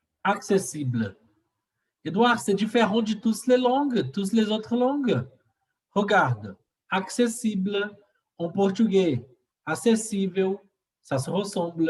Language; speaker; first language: French; non-native, learner; Portuguese